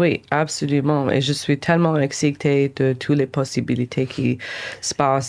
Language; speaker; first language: French; non-native, local second language; English